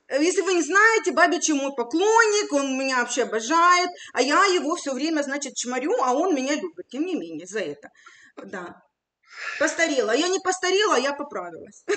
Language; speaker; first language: Russian; native; Russian